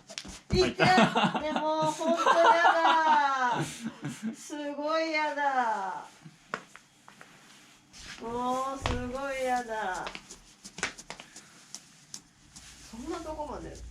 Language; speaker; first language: Japanese; native; Japanese